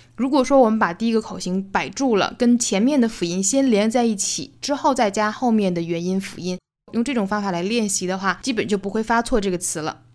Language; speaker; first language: Chinese; native; Chinese